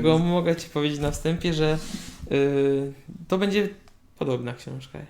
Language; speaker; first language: Polish; native; Polish